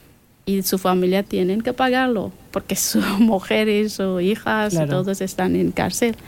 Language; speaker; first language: Spanish; non-native, learner; Persian